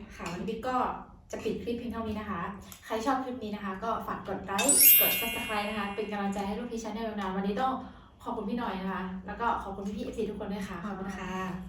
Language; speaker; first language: Thai; non-native, local second language; Shan